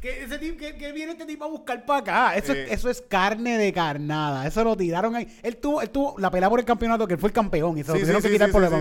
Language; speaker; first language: Spanish; native; Spanish